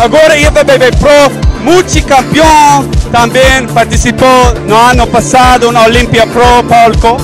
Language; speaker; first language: Portuguese; non-native, learner; Spanish